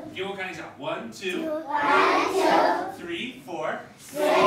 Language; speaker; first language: English; native; English